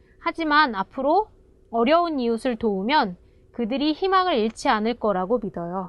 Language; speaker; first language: Korean; native; Korean